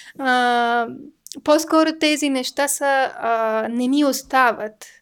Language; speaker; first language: Bulgarian; non-native, learner; Persian